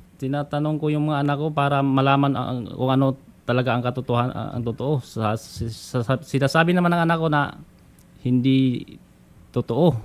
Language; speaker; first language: Filipino; non-native, local second language; Cebuano